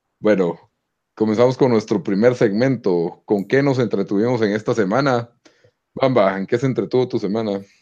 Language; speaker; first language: Spanish; native; Spanish